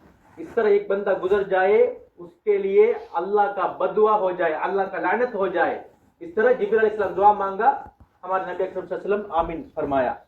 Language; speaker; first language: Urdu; non-native, local second language; Tamil